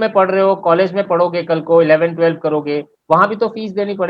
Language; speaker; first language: Hindi; native; Hindi